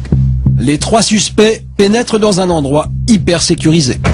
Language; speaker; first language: French; native; French